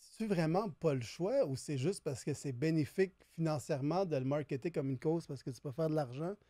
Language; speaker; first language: French; native; French